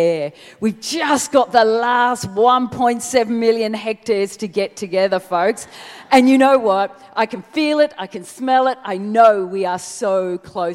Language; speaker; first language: English; native; English